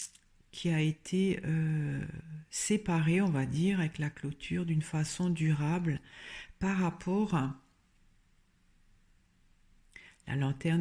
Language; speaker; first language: French; native; French